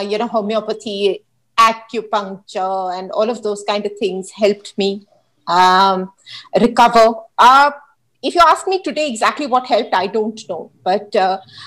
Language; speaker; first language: English; non-native, local second language; Hindi